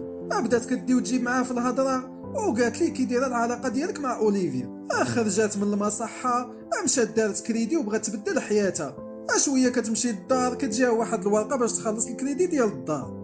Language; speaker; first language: Arabic; native; Arabic